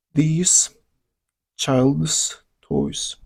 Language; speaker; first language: English; non-native, fluent; Azerbaijani